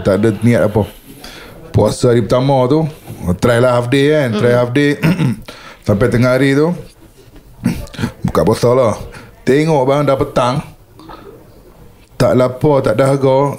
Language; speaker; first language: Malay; non-native, local second language; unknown